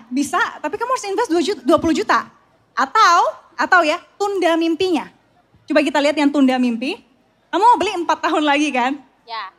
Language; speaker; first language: Indonesian; native; Indonesian